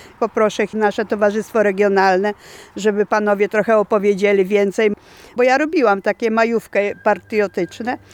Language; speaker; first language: Polish; native; Polish